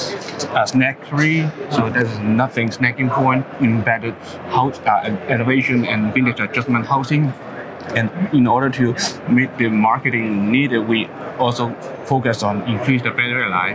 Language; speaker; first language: English; non-native, fluent; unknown